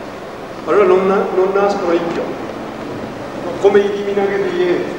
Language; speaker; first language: Italian; non-native, learner; Japanese